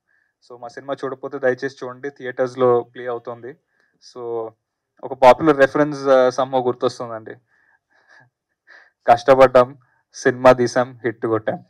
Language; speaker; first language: Telugu; native; Telugu